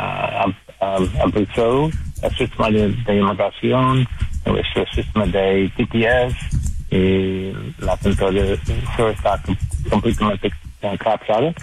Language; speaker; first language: Spanish; non-native, learner; English